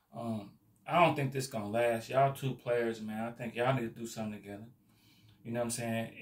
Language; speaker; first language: English; native; English